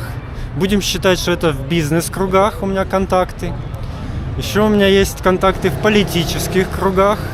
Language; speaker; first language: Russian; native; Russian